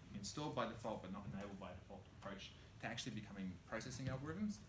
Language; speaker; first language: English; native; English